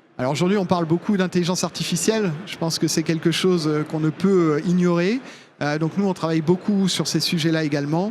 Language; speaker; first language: French; native; French